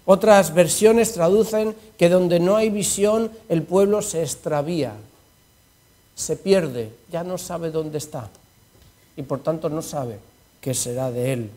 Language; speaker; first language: Spanish; native; Spanish